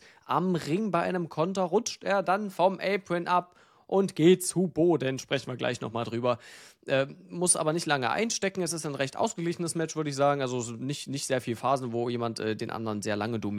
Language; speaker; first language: German; native; German